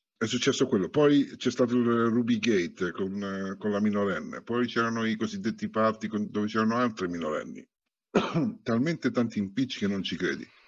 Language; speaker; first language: Italian; native; Italian